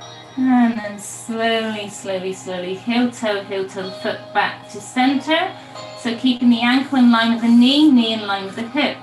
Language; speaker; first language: English; native; English